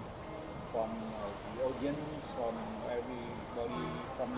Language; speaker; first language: English; non-native, fluent; Vietnamese